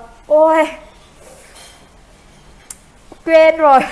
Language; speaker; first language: Vietnamese; non-native, learner; Thai